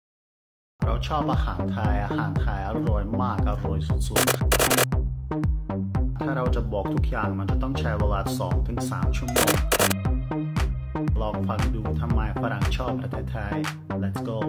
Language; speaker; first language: Thai; non-native, fluent; Russian